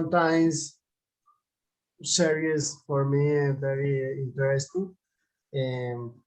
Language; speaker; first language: English; non-native, learner; Spanish